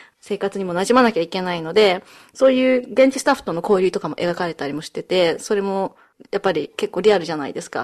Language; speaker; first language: Japanese; early bilingual, heritage; Japanese